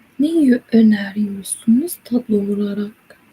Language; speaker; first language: Turkish; non-native, learner; English